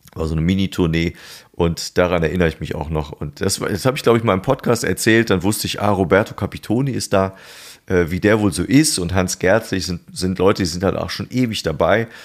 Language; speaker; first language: German; native; German